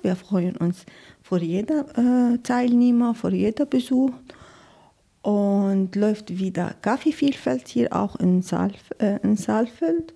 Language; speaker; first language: German; non-native, learner; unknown